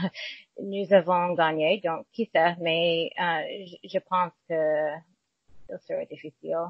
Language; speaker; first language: French; non-native, learner; English